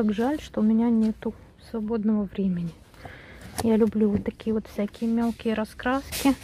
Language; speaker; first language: Russian; native; Russian